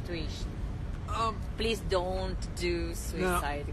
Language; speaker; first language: English; non-native, learner; Russian